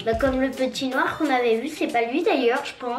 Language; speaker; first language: French; native; French